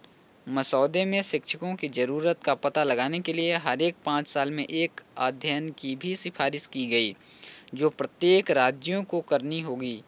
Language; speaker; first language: Hindi; native; Hindi